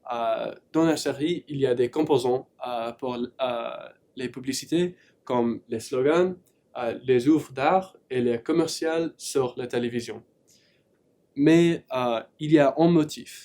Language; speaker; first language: French; non-native, learner; English